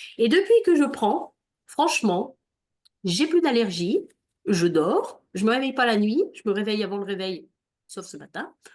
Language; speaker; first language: French; native; French